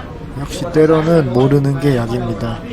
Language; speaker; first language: Korean; native; Korean